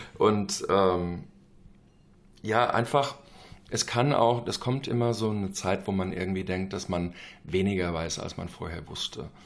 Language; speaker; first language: German; non-native, fluent; English